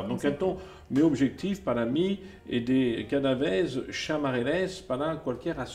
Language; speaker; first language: Portuguese; non-native, fluent; French